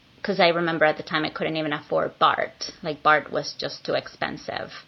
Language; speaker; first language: English; non-native, fluent; Spanish